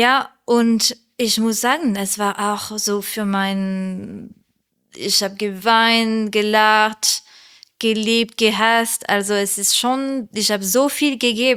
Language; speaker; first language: German; non-native, learner; French